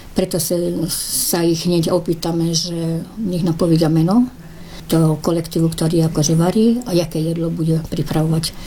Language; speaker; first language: Slovak; early bilingual, heritage; Slovak